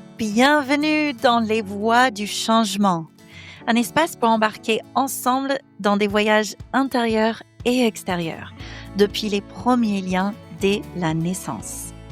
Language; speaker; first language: French; non-native, fluent; English